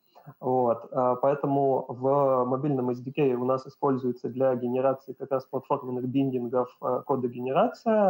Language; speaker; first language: Russian; native; Russian